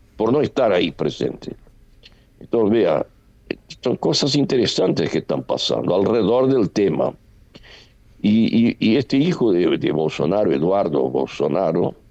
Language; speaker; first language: Spanish; non-native, fluent; Portuguese